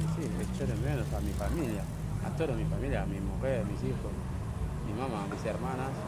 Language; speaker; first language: Spanish; non-native, fluent; Wolof